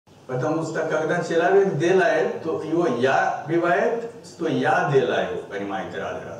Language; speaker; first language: Russian; non-native, learner; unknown